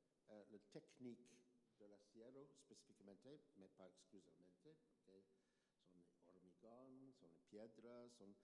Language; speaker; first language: Spanish; non-native, learner; English